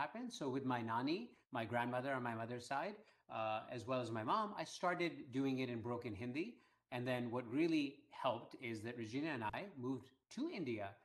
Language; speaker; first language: English; early bilingual, other home language; Hindi